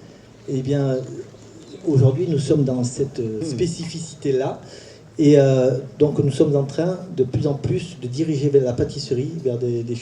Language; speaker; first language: French; native; French